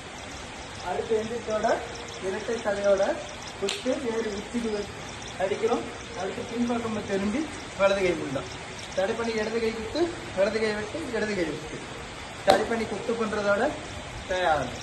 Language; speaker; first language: Tamil; native; Tamil